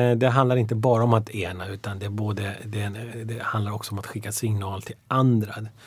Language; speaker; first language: Swedish; early bilingual, other home language; Persian